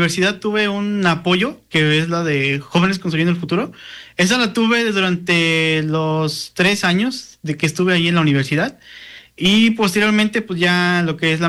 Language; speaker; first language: Spanish; non-native, local second language; Nahuatl languages